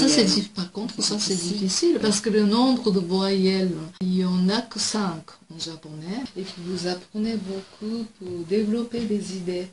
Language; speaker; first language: French; non-native, fluent; Japanese